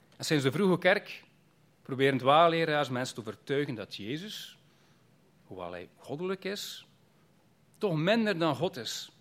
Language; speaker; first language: Dutch; native; Dutch